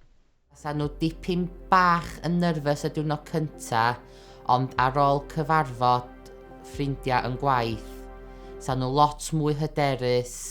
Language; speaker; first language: Welsh; native; Welsh